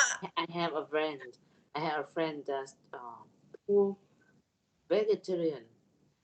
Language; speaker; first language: English; non-native, learner; Vietnamese